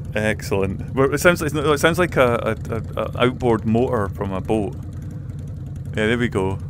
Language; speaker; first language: English; native; English